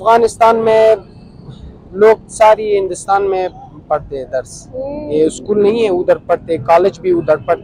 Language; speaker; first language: Hindi; non-native, learner; Pashto